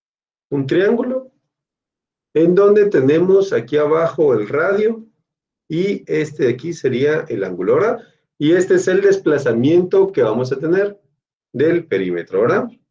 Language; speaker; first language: Spanish; native; Spanish